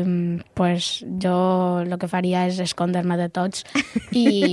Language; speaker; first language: Catalan; non-native, local second language; Spanish